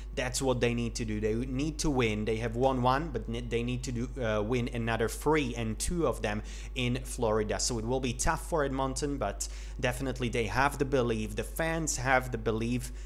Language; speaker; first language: English; non-native, fluent; Slovak